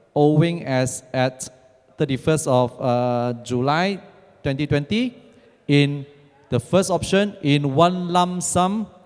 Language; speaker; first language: English; non-native, local second language; Chinese